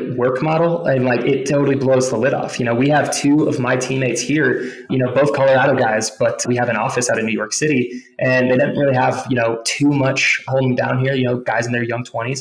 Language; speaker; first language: English; native; English